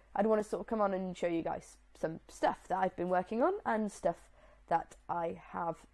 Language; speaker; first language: English; native; English